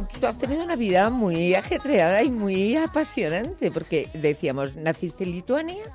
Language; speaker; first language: Spanish; native; Spanish